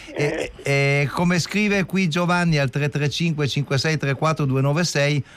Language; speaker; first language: Italian; native; Italian